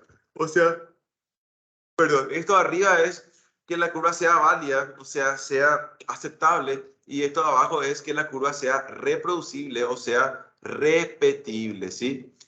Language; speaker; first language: Spanish; native; Spanish